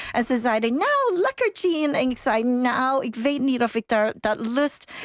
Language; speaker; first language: Dutch; non-native, fluent; Cantonese